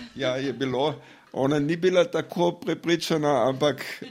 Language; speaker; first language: Slovenian; non-native, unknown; German